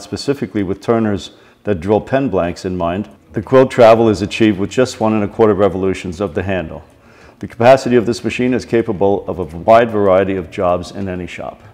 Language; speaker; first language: English; native; English